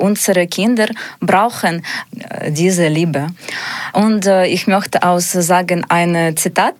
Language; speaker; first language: German; non-native, learner; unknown